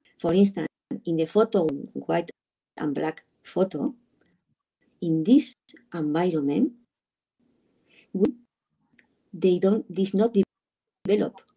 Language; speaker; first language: English; non-native, learner; Spanish